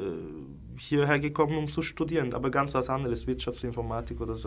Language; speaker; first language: German; non-native, fluent; Turkish